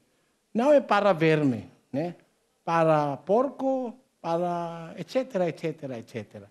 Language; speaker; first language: Portuguese; non-native, learner; Filipino